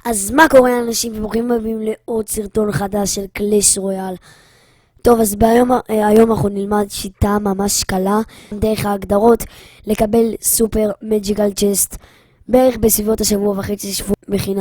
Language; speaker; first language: Hebrew; native; Hebrew